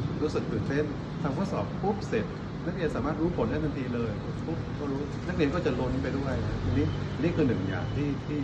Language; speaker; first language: Thai; native; Thai